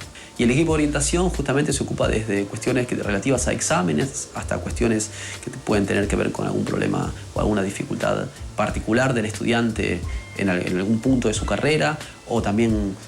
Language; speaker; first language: Spanish; native; Spanish